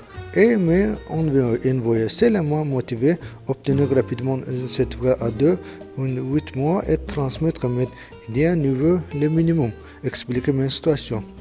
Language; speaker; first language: French; non-native, learner; Azerbaijani